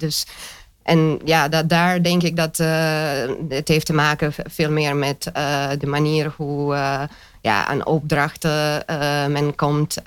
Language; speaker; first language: Dutch; non-native, fluent; Romanian